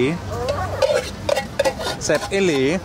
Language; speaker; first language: Thai; non-native, learner; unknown